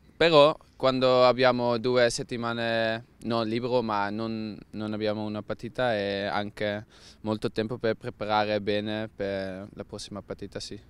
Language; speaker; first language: Italian; non-native, learner; Dutch